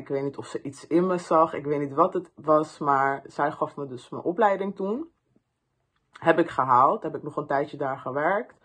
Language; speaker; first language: Dutch; early bilingual, other home language; Persian